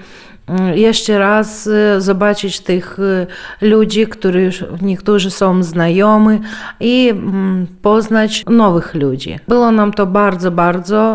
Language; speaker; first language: Polish; early bilingual, heritage; Polish